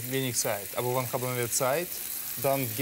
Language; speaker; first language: German; non-native, learner; Russian